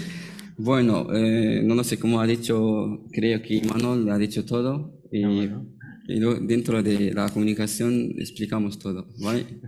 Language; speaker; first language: Spanish; non-native, learner; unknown